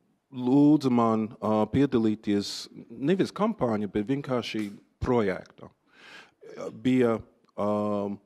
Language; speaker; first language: Latvian; non-native, fluent; English